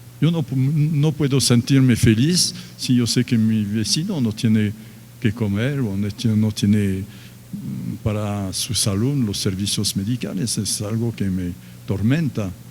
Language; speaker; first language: Spanish; non-native, fluent; French